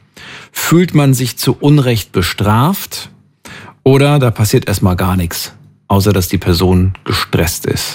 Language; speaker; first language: German; native; German